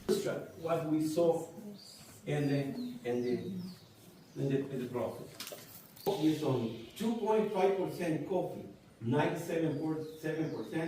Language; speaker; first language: English; non-native, learner; Spanish